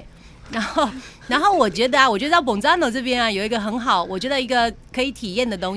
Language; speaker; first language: Chinese; native; Chinese